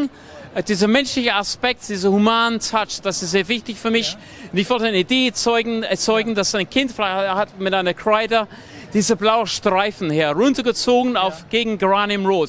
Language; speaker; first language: German; non-native, fluent; English